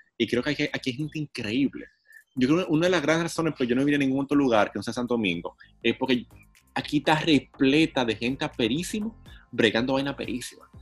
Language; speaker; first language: Spanish; native; Spanish